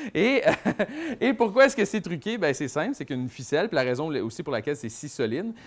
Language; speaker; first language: French; native; French